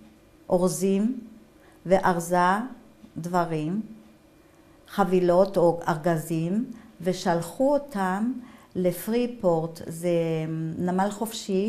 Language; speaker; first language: Hebrew; non-native, fluent; German